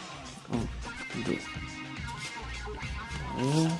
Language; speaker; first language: French; native; French